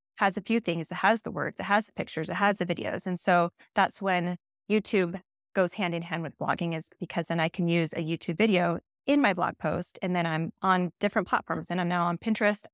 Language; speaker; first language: English; native; English